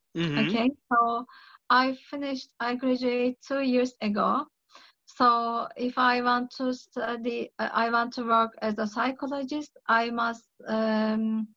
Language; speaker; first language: English; non-native, learner; Turkish